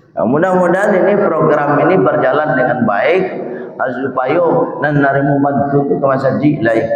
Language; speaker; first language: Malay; non-native, local second language; Minangkabau